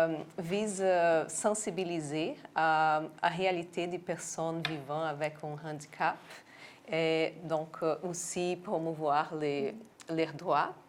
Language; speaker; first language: French; non-native, local second language; English